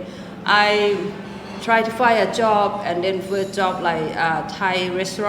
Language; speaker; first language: English; non-native, local second language; Thai